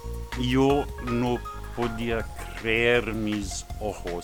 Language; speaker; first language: Spanish; non-native, learner; French